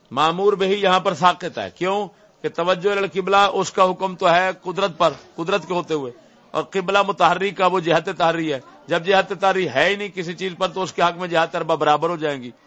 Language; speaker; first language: Urdu; non-native, local second language; Punjabi